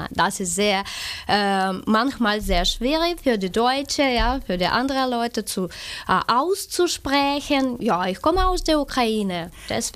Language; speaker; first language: German; non-native, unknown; Ukrainian